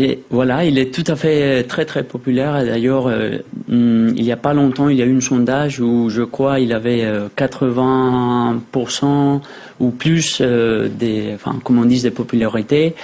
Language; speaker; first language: French; non-native, fluent; Spanish